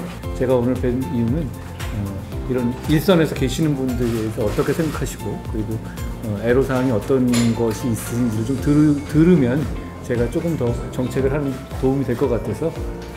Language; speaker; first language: Korean; native; Korean